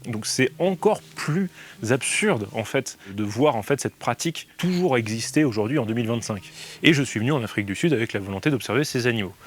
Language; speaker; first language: French; native; French